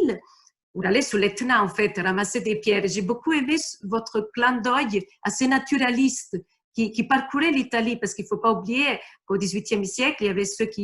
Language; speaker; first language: French; non-native, fluent; Italian